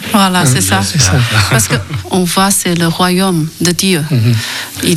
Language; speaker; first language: French; non-native, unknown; Chinese